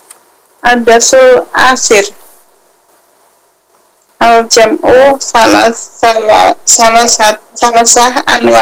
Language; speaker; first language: Arabic; non-native, learner; Indonesian